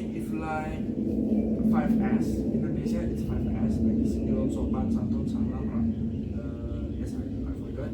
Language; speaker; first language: English; non-native, learner; Indonesian